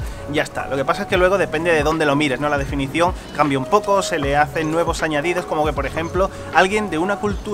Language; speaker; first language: Spanish; native; Spanish